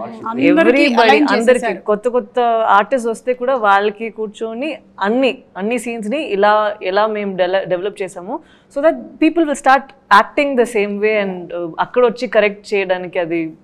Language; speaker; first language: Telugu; non-native, fluent; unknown